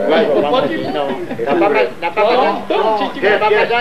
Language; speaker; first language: French; native; French